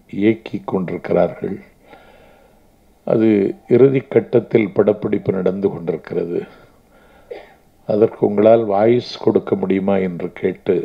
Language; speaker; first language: Tamil; native; Tamil